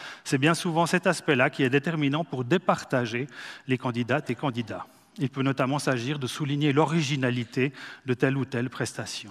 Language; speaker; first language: French; native; French